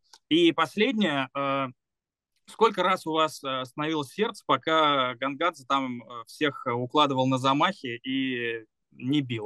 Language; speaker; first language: Russian; native; Russian